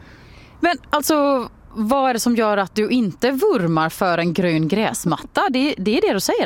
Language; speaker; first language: Swedish; native; Swedish